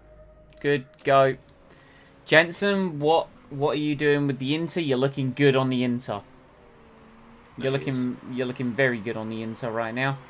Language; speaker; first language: English; native; English